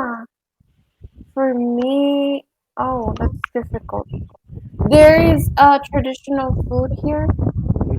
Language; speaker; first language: English; non-native, fluent; Spanish